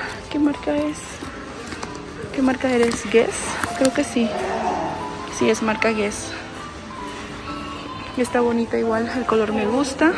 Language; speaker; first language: Spanish; native; Spanish